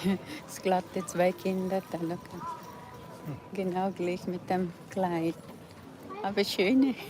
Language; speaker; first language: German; non-native, learner; Cebuano